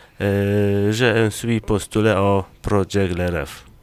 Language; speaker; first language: French; non-native, learner; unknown